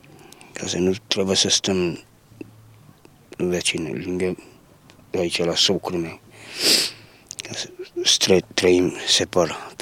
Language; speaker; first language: Romanian; non-native, local second language; Hungarian